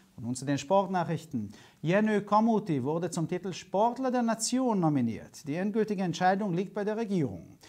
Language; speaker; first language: German; non-native, fluent; Hungarian